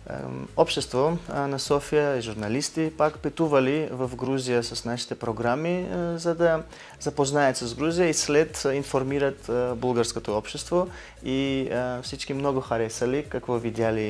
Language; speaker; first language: Bulgarian; non-native, learner; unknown